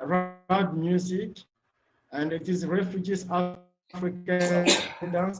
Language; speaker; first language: English; non-native, learner; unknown